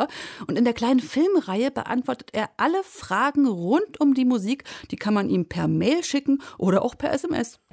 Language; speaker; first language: German; native; German